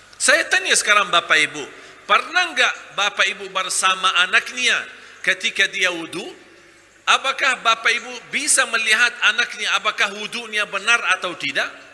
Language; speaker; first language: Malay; non-native, fluent; Arabic